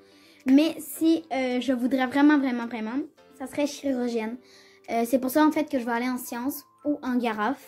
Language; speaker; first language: French; native; French